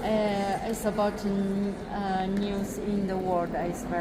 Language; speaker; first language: English; non-native, learner; Italian